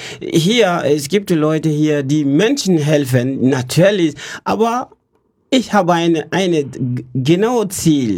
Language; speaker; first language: German; non-native, learner; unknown